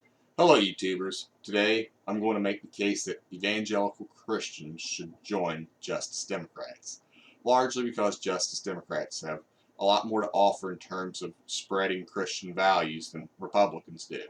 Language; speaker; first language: English; native; English